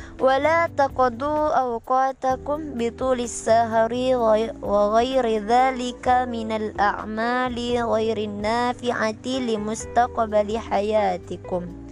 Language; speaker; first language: Arabic; non-native, learner; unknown